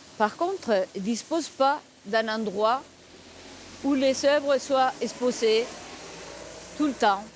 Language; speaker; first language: French; non-native, fluent; Spanish